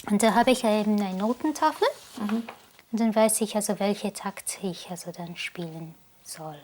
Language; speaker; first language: German; non-native, fluent; Japanese